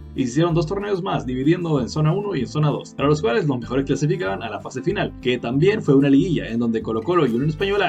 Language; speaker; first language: Spanish; native; Spanish